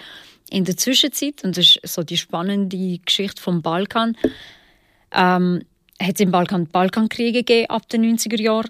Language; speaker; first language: German; early bilingual, other home language; Albanian